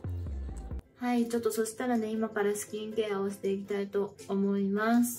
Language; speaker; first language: Japanese; native; Japanese